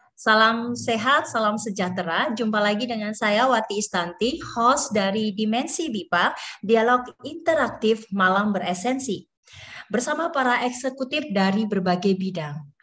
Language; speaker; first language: Indonesian; native; Indonesian